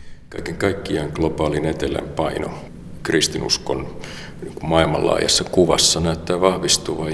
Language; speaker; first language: Finnish; native; Finnish